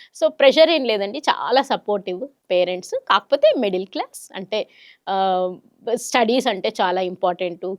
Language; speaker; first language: Telugu; non-native, local second language; Kannada